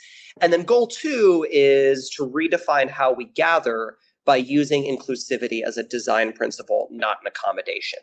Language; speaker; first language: English; native; English